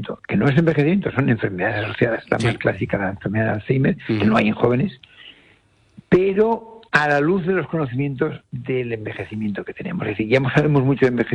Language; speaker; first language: Spanish; native; Spanish